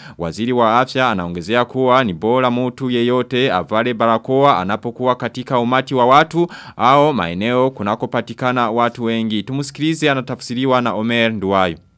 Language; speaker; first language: Swahili; non-native, local second language; Rundi